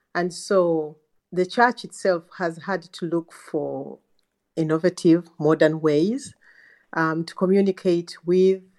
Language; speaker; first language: English; non-native, local second language; Ganda